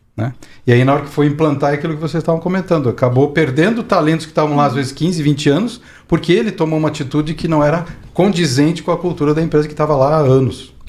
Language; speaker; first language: Portuguese; native; Portuguese